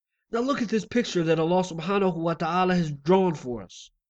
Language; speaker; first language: English; native; English